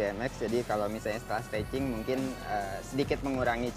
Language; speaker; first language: Indonesian; native; Indonesian